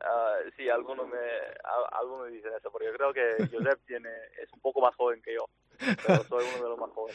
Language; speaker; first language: Spanish; non-native, fluent; English